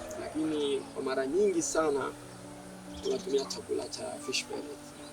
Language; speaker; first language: Swahili; native; Swahili